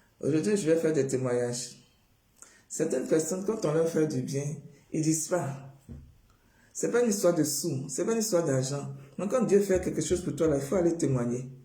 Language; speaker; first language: French; non-native, local second language; Baoulé